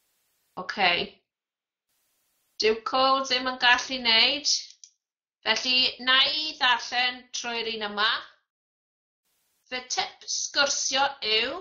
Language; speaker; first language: Welsh; non-native, fluent; English